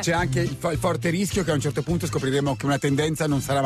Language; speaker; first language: Italian; native; Italian